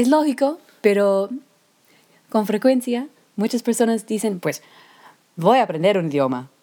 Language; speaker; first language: Spanish; non-native, learner; English